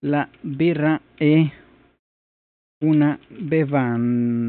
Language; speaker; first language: Italian; non-native, learner; Spanish